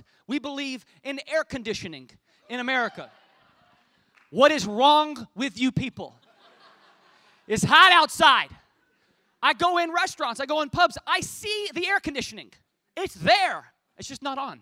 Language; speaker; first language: English; native; English